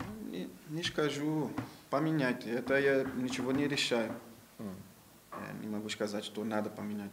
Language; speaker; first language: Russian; non-native, learner; Portuguese